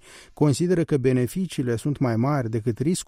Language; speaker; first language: Romanian; native; Romanian